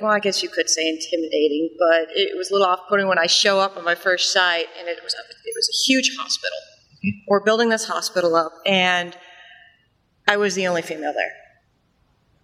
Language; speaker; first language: English; native; English